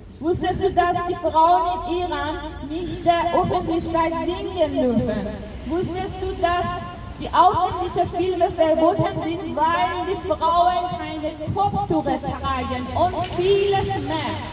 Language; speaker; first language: German; non-native, local second language; Persian